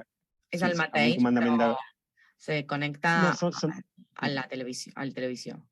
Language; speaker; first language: Catalan; non-native, local second language; Spanish